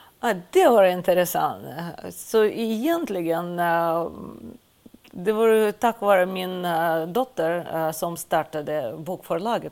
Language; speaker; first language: Swedish; non-native, fluent; Russian